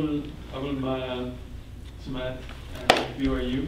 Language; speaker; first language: Arabic; non-native, learner; English